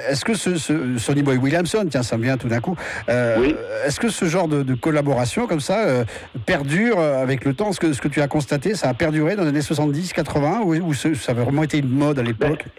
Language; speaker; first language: French; native; French